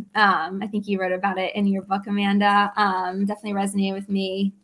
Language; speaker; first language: English; native; English